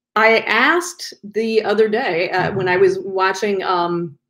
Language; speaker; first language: English; native; English